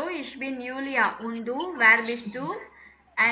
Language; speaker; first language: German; non-native, fluent; Tamil